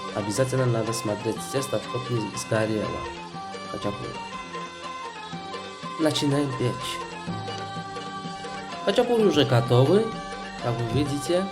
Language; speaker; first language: Russian; non-native, fluent; Georgian